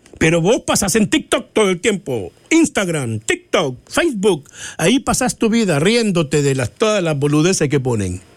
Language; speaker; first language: Spanish; native; Spanish